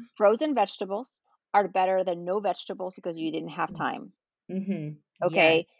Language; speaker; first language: English; non-native, fluent; Spanish